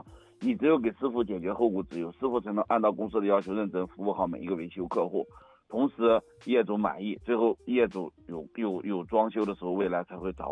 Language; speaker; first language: Chinese; native; Chinese